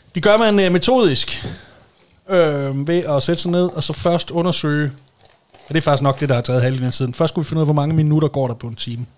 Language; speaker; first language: Danish; native; Danish